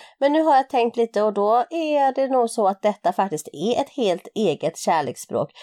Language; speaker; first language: Swedish; native; Swedish